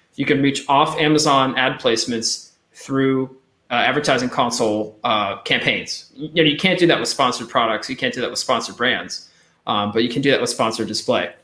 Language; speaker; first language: English; native; English